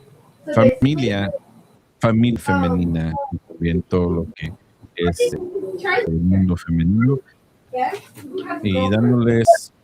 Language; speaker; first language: Spanish; early bilingual, heritage; Spanish